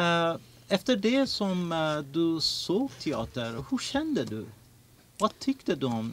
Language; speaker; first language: Swedish; non-native, learner; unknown